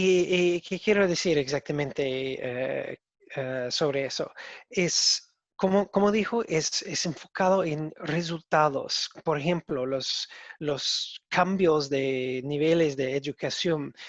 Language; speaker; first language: Spanish; non-native, learner; English